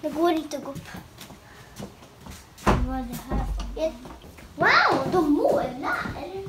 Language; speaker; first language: Swedish; non-native, learner; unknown